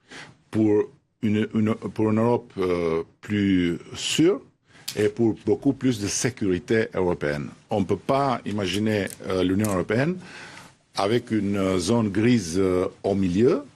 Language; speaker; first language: French; non-native, fluent; Albanian